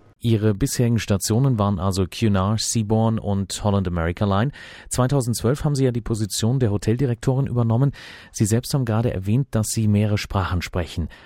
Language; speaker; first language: German; native; German